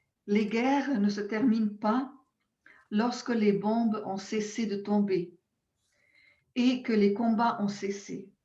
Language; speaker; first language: French; non-native, local second language; German